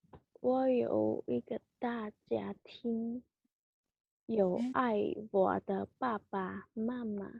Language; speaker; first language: Chinese; non-native, learner; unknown